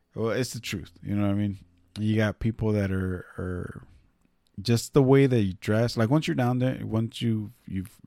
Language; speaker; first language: English; early bilingual, other home language; Spanish